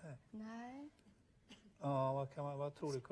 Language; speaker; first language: Swedish; native; Swedish